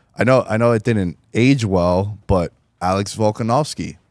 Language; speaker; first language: English; native; English